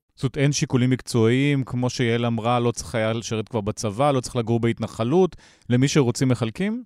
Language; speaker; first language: Hebrew; native; Hebrew